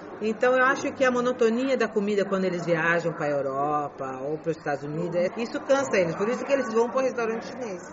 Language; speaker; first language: Portuguese; early bilingual, heritage; Portuguese